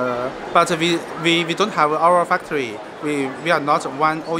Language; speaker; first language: English; non-native, learner; Chinese